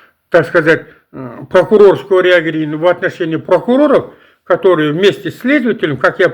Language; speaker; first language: Russian; non-native, local second language; Kazakh